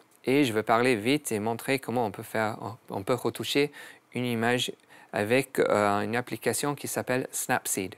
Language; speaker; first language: French; non-native, learner; English